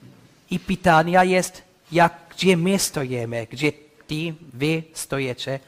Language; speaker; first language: Polish; non-native, learner; English